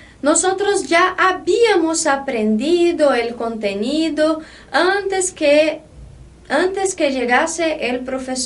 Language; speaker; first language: Spanish; non-native, fluent; Portuguese